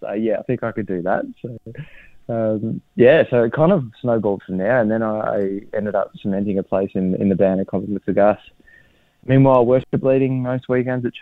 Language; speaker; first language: English; native; English